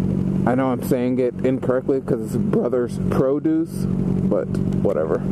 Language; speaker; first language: English; native; English